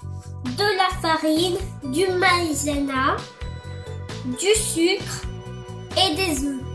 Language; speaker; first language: French; early bilingual, other home language; Romanian